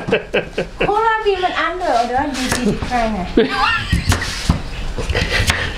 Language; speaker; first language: German; non-native, learner; Thai